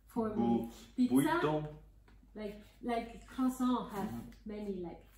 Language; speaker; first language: English; non-native, learner; Italian